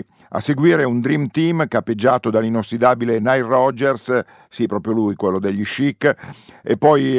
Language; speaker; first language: Italian; native; Italian